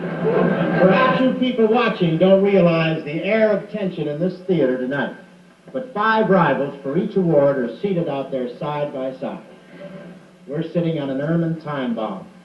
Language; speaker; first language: English; native; English